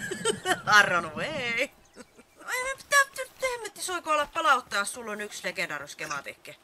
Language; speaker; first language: Finnish; native; Finnish